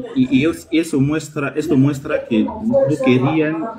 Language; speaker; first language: Spanish; non-native, learner; French